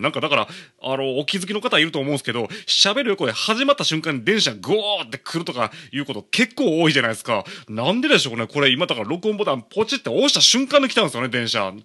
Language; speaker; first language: Japanese; native; Japanese